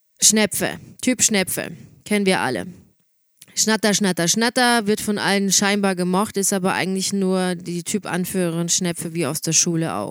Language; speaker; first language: German; native; German